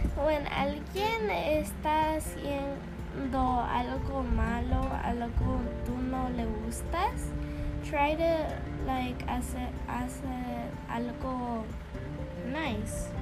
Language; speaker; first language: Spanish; early bilingual, heritage; English